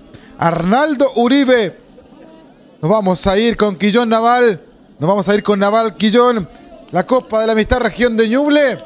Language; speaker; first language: Spanish; native; Spanish